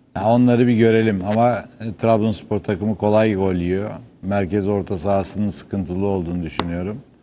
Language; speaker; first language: Turkish; native; Turkish